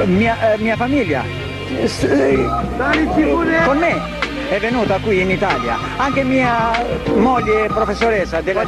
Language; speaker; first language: Italian; non-native, learner; Albanian